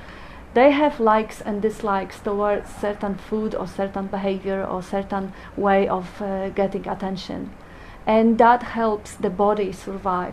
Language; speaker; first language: English; non-native, fluent; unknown